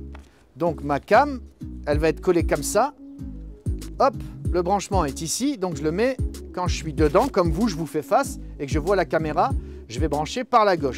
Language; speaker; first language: French; native; French